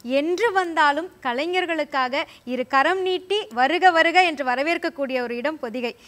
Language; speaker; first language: Tamil; native; Tamil